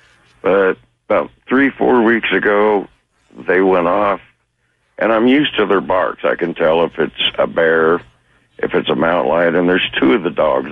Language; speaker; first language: English; native; English